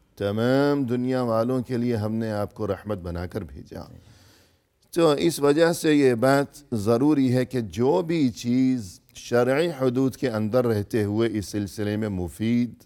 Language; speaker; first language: Urdu; native; Urdu